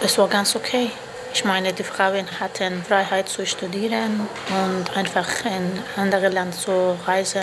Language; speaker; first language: German; non-native, fluent; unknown